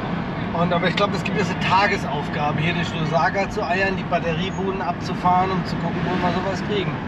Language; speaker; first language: German; native; German